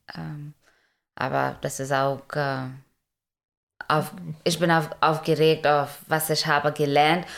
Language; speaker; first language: German; non-native, learner; Hindi